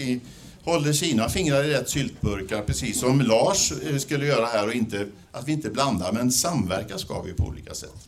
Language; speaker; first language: Swedish; native; Swedish